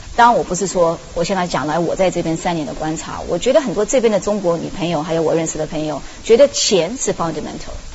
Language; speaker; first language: Chinese; early bilingual, heritage; Chinese